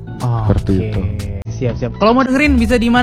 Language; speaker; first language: Indonesian; native; Indonesian